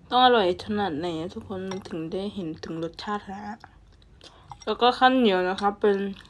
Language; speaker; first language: Thai; non-native, local second language; Northeastern Thai